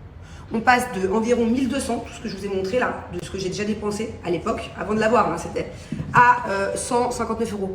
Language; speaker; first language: French; native; French